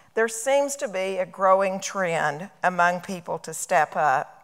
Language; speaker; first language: English; native; English